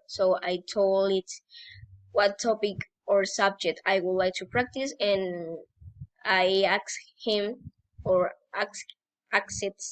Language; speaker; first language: English; non-native, learner; Spanish